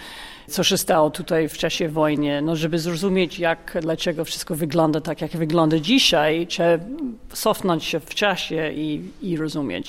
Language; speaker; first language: Polish; non-native, fluent; English